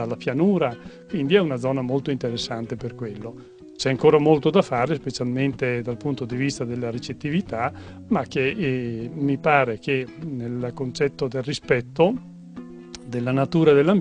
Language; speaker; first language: Italian; native; Italian